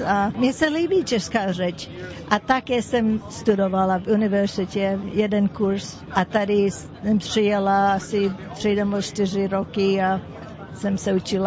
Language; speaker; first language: Czech; early bilingual, heritage; English